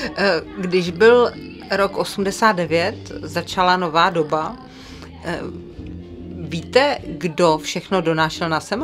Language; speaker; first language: Czech; native; Czech